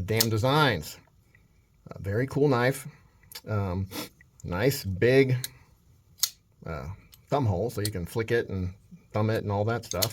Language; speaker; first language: English; native; English